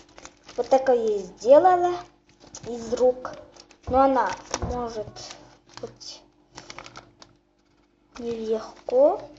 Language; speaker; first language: Russian; non-native, local second language; Kazakh